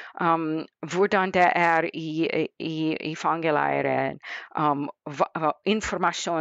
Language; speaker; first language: Norwegian; non-native, fluent; English